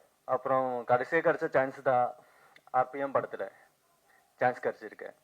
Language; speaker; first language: Tamil; non-native, learner; Malayalam